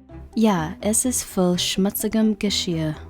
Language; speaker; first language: German; non-native, fluent; English